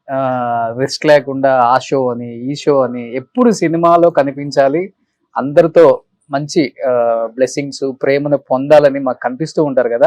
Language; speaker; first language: Telugu; native; Telugu